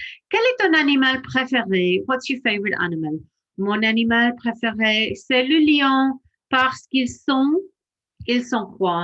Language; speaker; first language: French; non-native, fluent; English